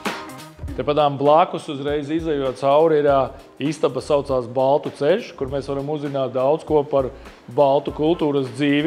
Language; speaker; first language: Latvian; native; Latvian